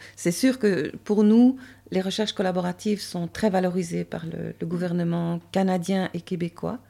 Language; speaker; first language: French; native; French